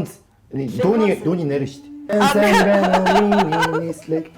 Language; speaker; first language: Mongolian; non-native, fluent; Korean